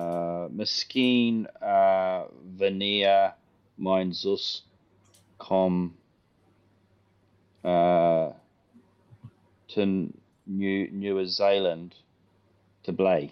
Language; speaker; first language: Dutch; non-native, learner; English